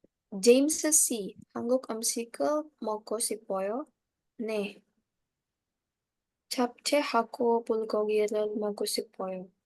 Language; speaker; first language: Korean; non-native, learner; Indonesian